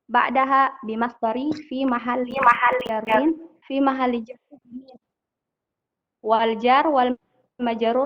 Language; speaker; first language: Arabic; non-native, learner; Indonesian